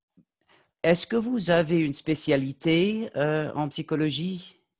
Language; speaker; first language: French; non-native, fluent; English